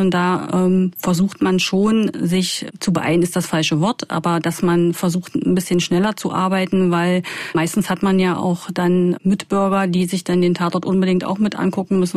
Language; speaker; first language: German; native; German